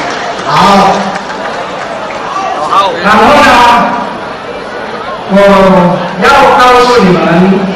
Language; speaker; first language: Chinese; non-native, local second language; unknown